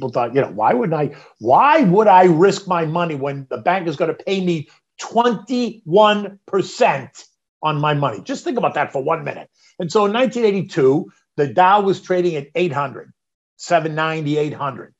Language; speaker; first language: English; native; English